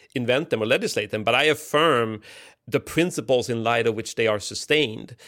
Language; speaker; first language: English; non-native, fluent; Swedish